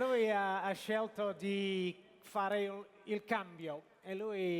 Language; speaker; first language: Italian; non-native, fluent; English